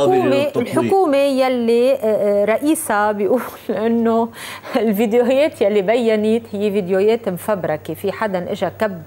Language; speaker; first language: Arabic; native; Arabic